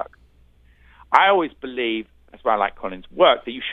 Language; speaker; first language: English; native; English